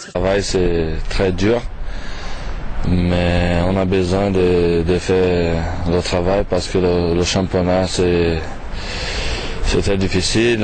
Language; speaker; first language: French; non-native, fluent; Portuguese